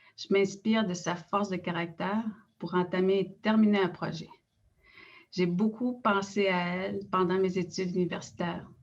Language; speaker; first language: French; non-native, local second language; Innu-aimun